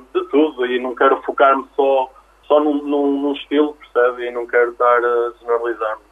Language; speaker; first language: Portuguese; early bilingual, other home language; French